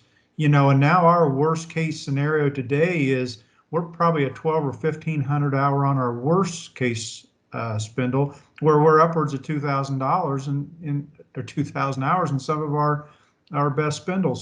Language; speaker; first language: English; native; English